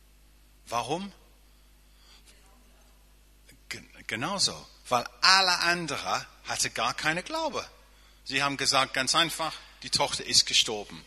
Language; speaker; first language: German; non-native, fluent; English